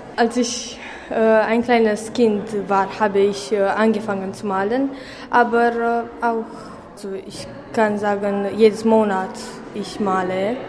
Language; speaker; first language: German; non-native, local second language; Romanian